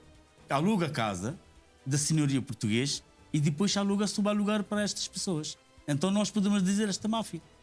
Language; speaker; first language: Portuguese; non-native, learner; Bangla